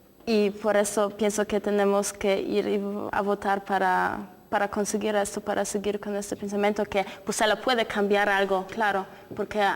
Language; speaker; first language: Spanish; non-native, fluent; Polish